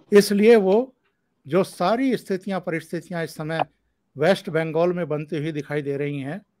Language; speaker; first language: Hindi; native; Hindi